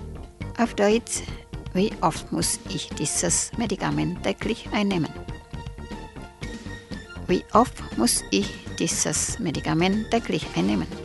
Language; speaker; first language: German; non-native, fluent; Indonesian